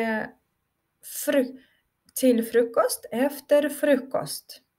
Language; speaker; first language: Swedish; non-native, fluent; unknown